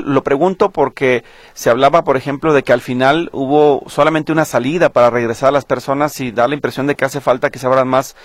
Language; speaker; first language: Spanish; native; Spanish